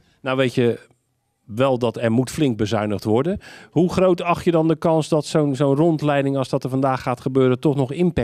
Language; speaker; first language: Dutch; native; Dutch